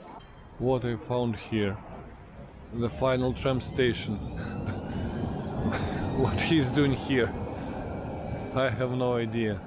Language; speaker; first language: English; non-native, fluent; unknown